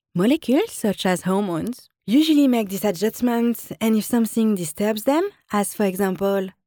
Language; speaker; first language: English; non-native, fluent; French